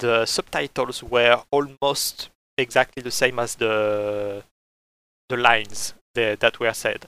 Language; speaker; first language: English; non-native, fluent; French